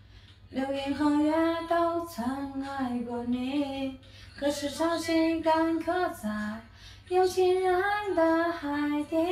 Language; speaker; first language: Chinese; native; Chinese